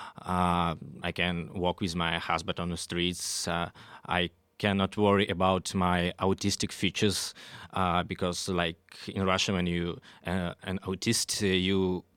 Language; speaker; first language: English; non-native, learner; Russian